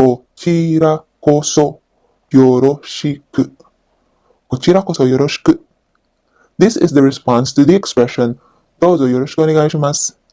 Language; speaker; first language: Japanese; non-native, learner; Filipino